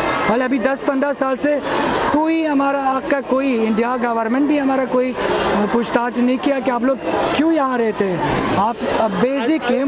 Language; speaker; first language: Hindi; non-native, fluent; Persian